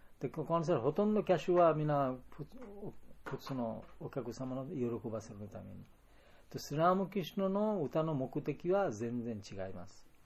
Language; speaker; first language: Japanese; non-native, learner; Bangla